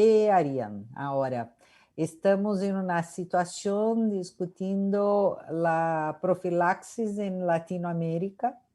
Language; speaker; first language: Spanish; non-native, fluent; Portuguese